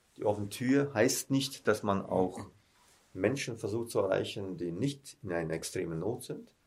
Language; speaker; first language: German; early bilingual, heritage; German